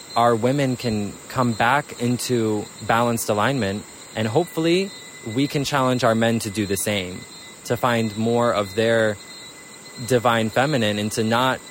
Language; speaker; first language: English; native; English